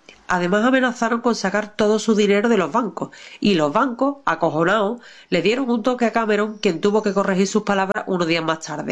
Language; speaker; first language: Spanish; native; Spanish